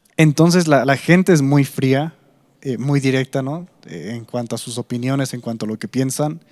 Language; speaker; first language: Spanish; native; Spanish